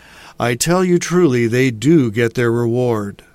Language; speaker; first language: English; native; English